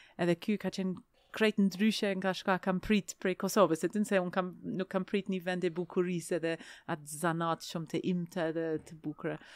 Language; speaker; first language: Albanian; non-native, fluent; English